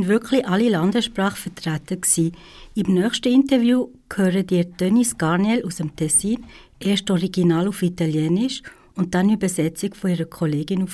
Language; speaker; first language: German; native; German